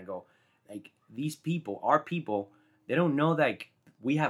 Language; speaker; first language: English; non-native, fluent; Spanish